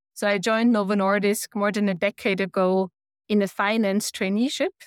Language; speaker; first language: English; non-native, fluent; German